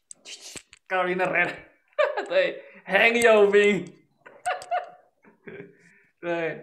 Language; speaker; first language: Chinese; non-native, fluent; Spanish